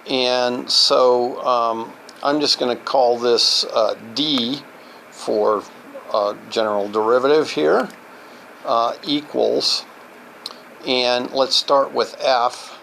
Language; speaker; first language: English; native; English